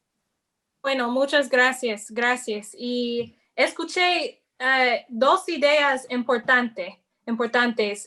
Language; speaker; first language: Spanish; non-native, fluent; English